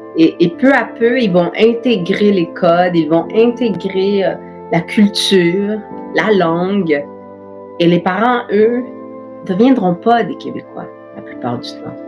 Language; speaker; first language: French; early bilingual, other home language; Spanish